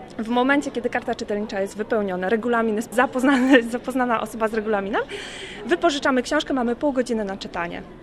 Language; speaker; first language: Polish; native; Polish